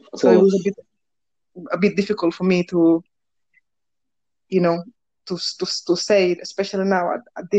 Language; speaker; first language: English; non-native, fluent; Spanish